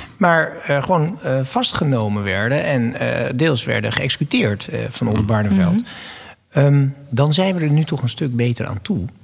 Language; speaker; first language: Dutch; native; Dutch